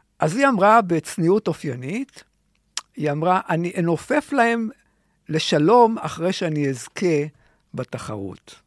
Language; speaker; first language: Hebrew; native; Hebrew